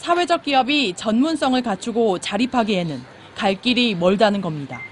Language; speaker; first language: Korean; native; Korean